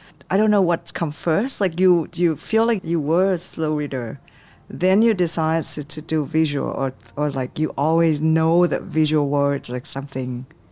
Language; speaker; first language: English; non-native, fluent; Vietnamese